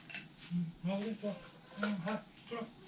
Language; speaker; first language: Japanese; native; Japanese